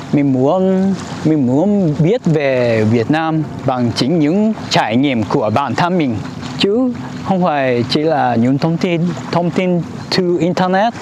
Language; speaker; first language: Vietnamese; non-native, fluent; Japanese